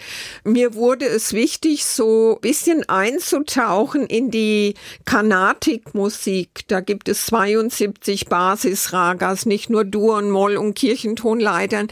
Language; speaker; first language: German; native; German